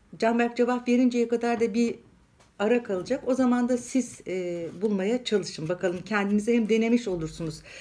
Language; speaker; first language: Turkish; native; Turkish